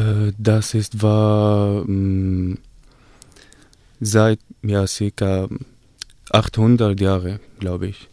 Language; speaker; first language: German; non-native, learner; Arabic